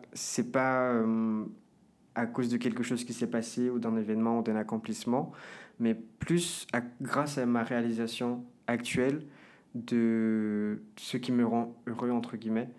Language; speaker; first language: French; non-native, fluent; Portuguese